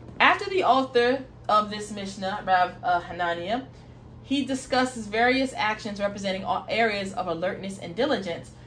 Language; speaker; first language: English; native; English